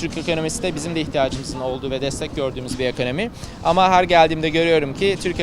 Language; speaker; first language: Turkish; native; Turkish